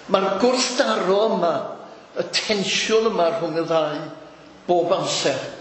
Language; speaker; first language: Welsh; native; Welsh